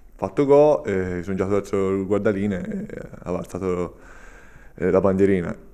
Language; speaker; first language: Italian; native; Italian